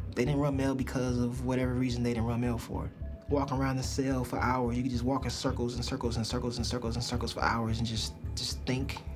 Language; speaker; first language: English; native; English